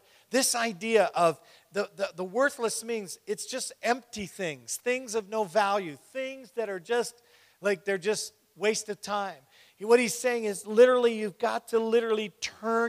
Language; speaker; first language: English; native; English